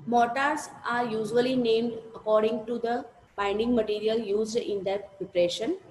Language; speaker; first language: English; non-native, local second language; Gujarati